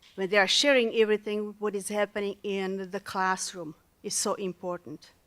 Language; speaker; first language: English; non-native, fluent; Slovak